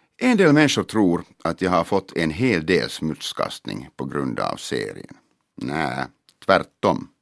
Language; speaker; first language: Swedish; non-native, local second language; Finnish